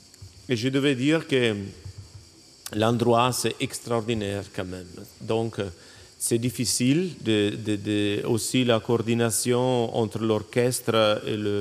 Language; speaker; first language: French; non-native, fluent; Italian